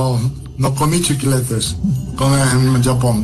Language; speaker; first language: Portuguese; non-native, learner; Italian